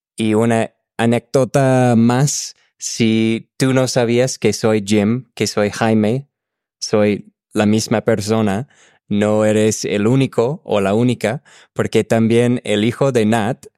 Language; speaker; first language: Spanish; non-native, fluent; English